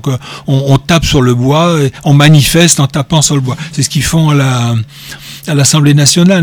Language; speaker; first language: French; native; French